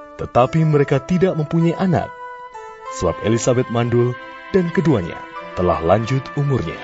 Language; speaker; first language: Indonesian; native; Indonesian